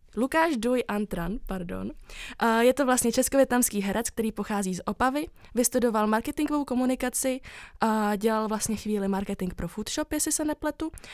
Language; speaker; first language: Czech; native; Czech